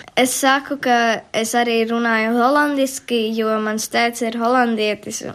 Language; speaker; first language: Latvian; early bilingual, heritage; Latvian